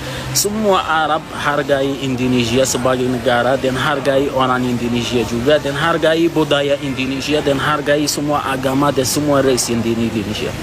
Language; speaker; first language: Indonesian; non-native, fluent; Arabic